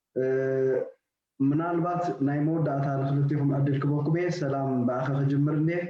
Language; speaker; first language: Tigrinya; native; Tigrinya